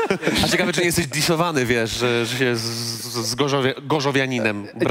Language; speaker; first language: Polish; native; Polish